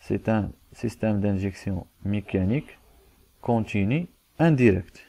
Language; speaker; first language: French; non-native, local second language; Arabic